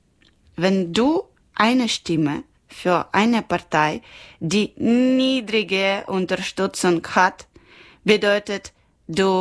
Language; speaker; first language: German; non-native, learner; Ukrainian